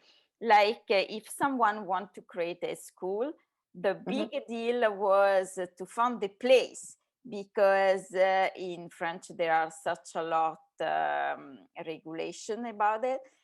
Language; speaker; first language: English; non-native, learner; Italian